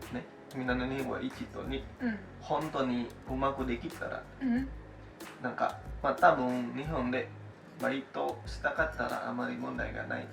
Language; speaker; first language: Japanese; non-native, fluent; Indonesian